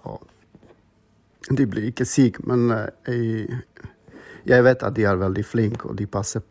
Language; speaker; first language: Norwegian; non-native, fluent; Slovak